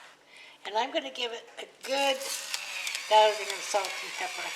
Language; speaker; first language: English; native; English